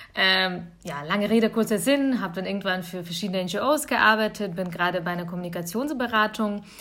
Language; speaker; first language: German; early bilingual, other home language; Russian